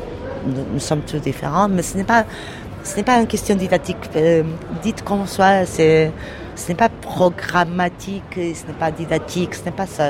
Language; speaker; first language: French; non-native, learner; Portuguese